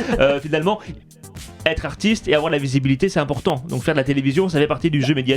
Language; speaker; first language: French; native; French